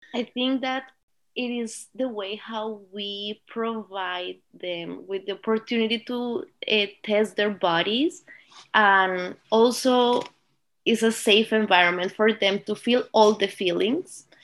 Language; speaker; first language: English; non-native, fluent; Spanish